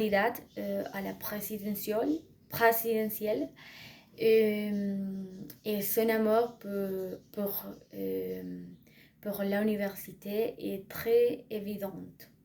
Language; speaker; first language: French; non-native, learner; Spanish